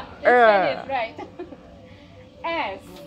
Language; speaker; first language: English; non-native, local second language; Indonesian